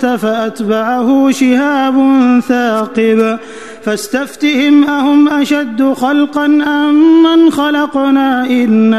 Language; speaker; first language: Arabic; native; Arabic